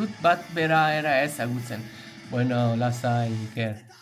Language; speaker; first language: Basque; non-native, learner; English